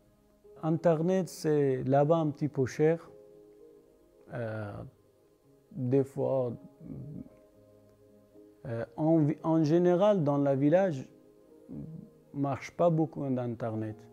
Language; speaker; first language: French; non-native, learner; Persian